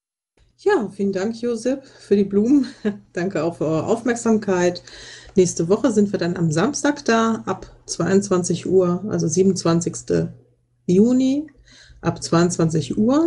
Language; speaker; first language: German; native; German